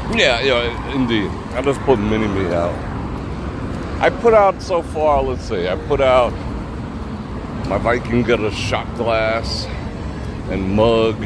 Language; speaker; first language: English; native; English